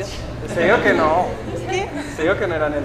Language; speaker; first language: Spanish; native; Spanish